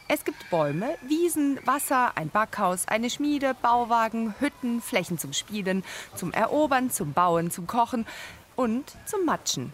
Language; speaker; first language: German; native; German